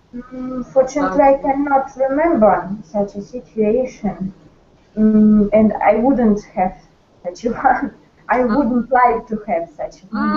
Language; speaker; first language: English; non-native, learner; Russian